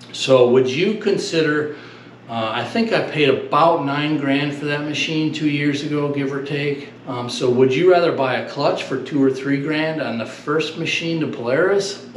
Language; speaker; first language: English; native; English